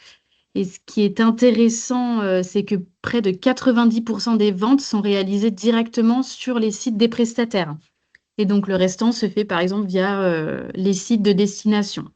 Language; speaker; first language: French; native; French